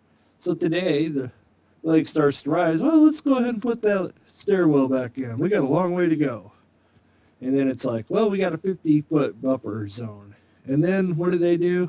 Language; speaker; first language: English; native; English